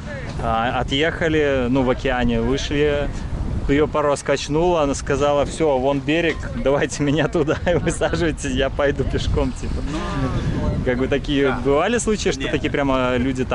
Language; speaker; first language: Russian; native; Russian